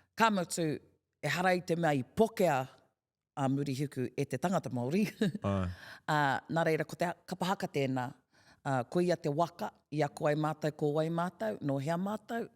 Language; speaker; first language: Māori; non-native, local second language; English